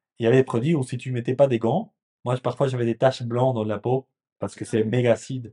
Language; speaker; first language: French; non-native, fluent; Spanish